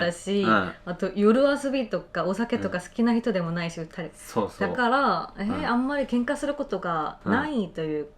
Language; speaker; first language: Japanese; non-native, fluent; Korean